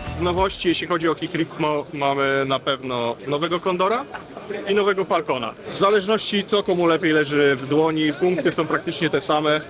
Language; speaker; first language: Polish; native; Polish